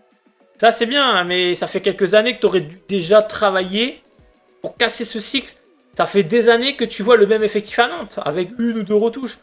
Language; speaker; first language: French; native; French